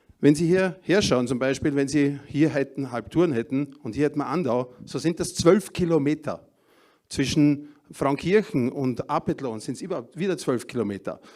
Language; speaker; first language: German; native; German